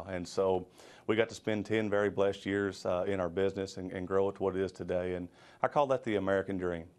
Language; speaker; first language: English; native; English